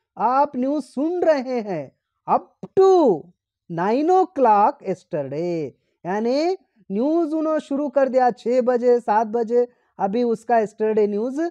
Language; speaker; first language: Hindi; non-native, local second language; Marathi